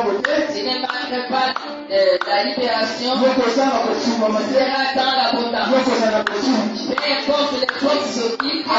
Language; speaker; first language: French; non-native, local second language; Lingala